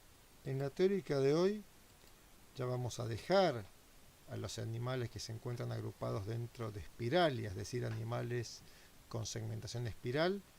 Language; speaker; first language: Spanish; native; Spanish